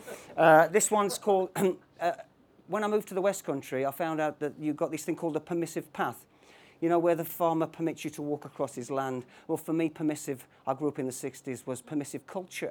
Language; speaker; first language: English; native; English